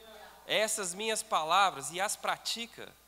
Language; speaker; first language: Portuguese; native; Portuguese